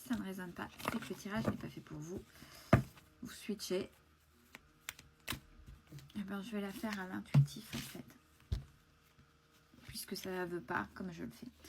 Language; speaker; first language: French; native; French